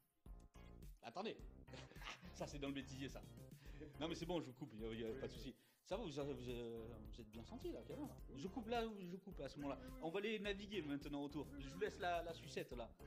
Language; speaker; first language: French; native; French